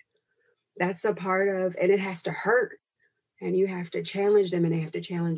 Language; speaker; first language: English; native; English